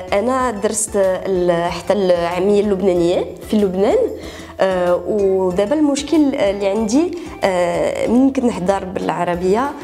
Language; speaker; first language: Arabic; early bilingual, heritage; Arabic